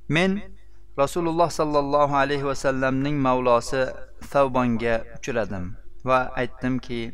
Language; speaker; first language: Uzbek; native; Uzbek